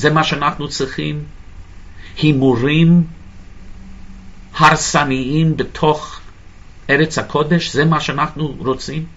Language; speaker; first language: Hebrew; non-native, fluent; English